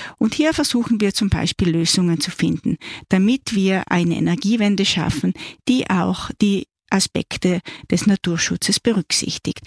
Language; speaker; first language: German; native; German